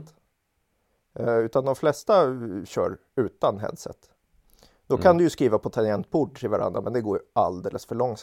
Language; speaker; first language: Swedish; native; Swedish